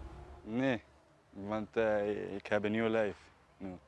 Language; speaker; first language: Dutch; non-native, learner; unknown